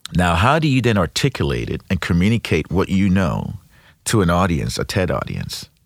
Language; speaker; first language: English; non-native, local second language; Yoruba